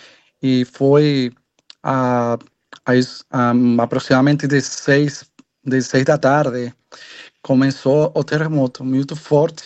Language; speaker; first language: Portuguese; non-native, learner; Spanish